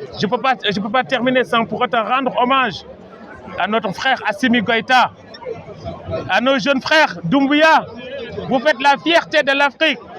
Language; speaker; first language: French; non-native, local second language; Wolof